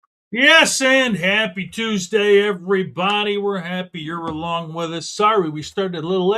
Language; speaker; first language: English; native; English